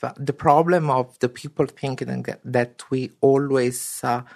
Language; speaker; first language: English; non-native, learner; Italian